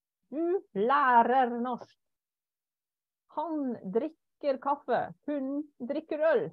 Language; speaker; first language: Norwegian; non-native, fluent; German